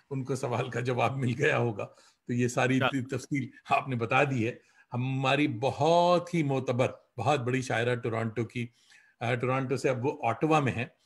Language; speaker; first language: Hindi; native; Hindi